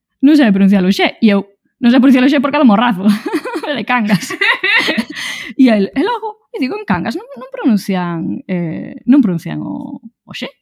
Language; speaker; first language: Galician; native; Galician